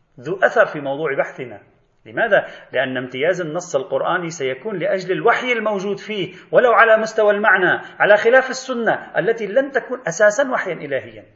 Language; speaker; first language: Arabic; native; Arabic